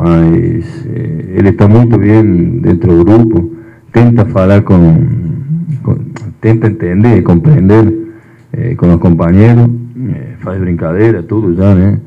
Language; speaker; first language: Portuguese; non-native, fluent; Spanish